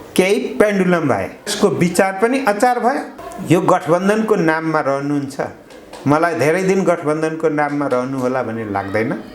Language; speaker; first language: Nepali; native; Nepali